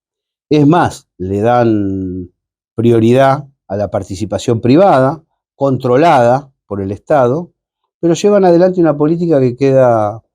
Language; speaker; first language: Spanish; native; Spanish